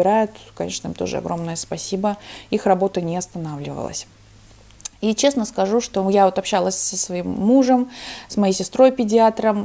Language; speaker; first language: Russian; native; Russian